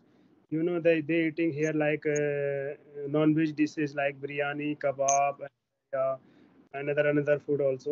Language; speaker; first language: English; non-native, learner; Hindi